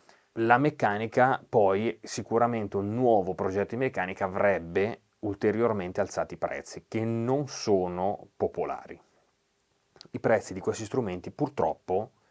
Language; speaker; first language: Italian; native; Italian